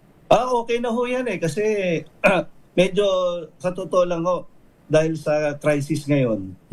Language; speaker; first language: Filipino; native; Filipino